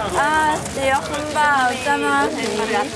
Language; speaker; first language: Welsh; non-native, learner; Japanese